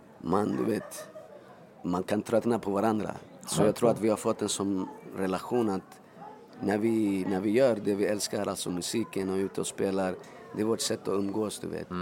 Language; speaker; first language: Swedish; early bilingual, other home language; Spanish